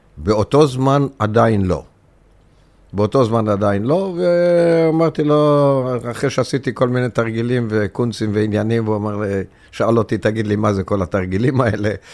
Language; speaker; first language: Hebrew; early bilingual, other home language; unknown